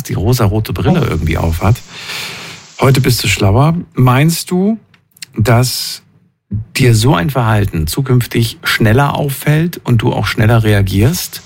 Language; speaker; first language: German; native; German